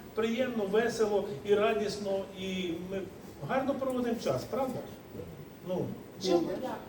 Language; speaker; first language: Ukrainian; native; Ukrainian